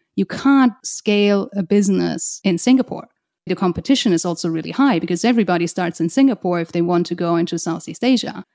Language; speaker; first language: English; non-native, fluent; German